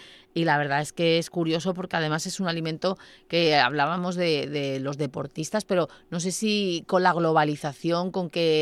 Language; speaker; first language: Spanish; native; Spanish